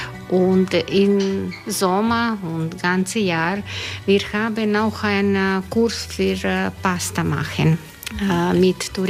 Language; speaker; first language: German; non-native, learner; Croatian